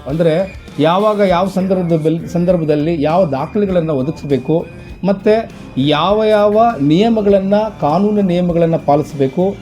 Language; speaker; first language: Kannada; native; Kannada